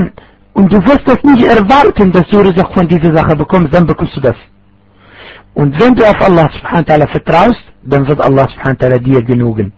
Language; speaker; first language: German; non-native, fluent; Arabic